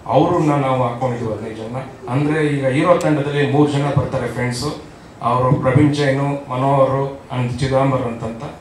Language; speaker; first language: Kannada; native; Kannada